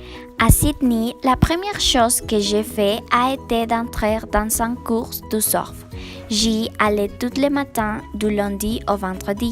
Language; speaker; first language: French; non-native, learner; Spanish